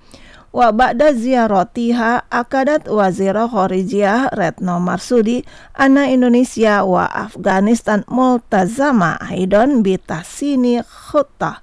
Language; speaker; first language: Arabic; non-native, fluent; Indonesian